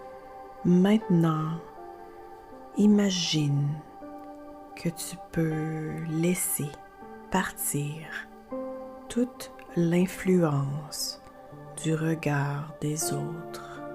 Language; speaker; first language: French; native; French